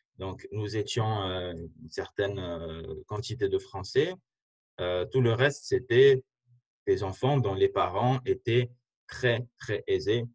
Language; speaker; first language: French; non-native, local second language; Arabic